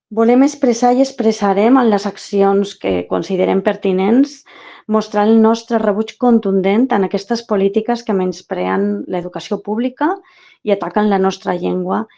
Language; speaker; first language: Catalan; non-native, local second language; Spanish